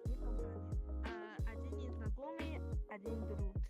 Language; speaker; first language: Russian; non-native, learner; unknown